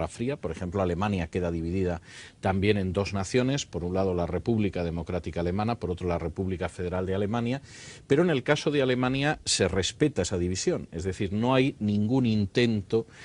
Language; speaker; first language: Spanish; native; Spanish